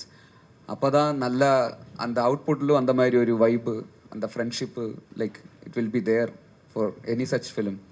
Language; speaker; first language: Tamil; non-native, local second language; Malayalam